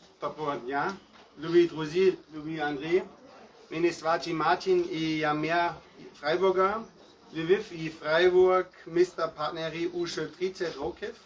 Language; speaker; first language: Ukrainian; non-native, learner; German